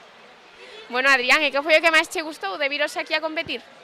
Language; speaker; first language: Galician; native; Galician